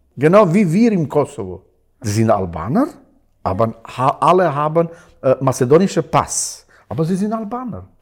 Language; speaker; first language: German; non-native, learner; Albanian